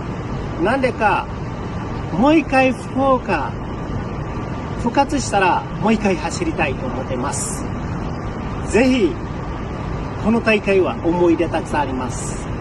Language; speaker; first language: Japanese; non-native, learner; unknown